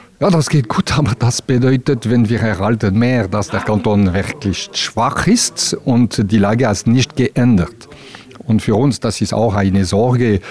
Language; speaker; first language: German; non-native, local second language; French